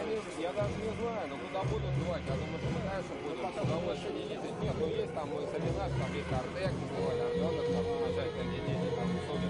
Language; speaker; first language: Russian; native; Russian